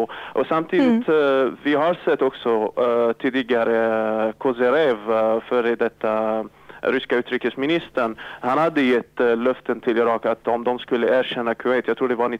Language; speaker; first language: Swedish; non-native, fluent; Arabic